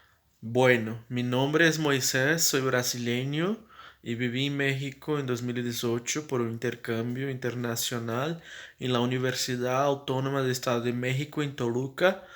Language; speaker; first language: Spanish; non-native, fluent; Portuguese